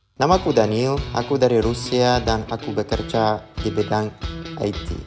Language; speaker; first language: Indonesian; non-native, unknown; Russian